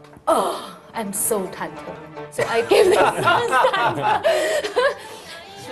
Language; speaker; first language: English; non-native, learner; Chinese